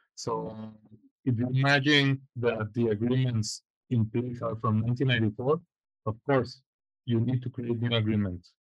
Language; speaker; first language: English; non-native, fluent; Spanish